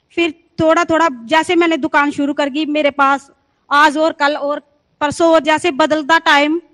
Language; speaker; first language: Hindi; native; Hindi